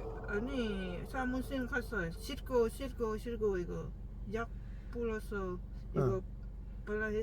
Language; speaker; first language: Korean; non-native, learner; Lao